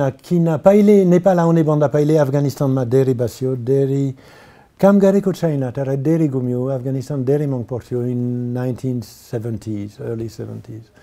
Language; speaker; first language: Nepali; non-native, learner; French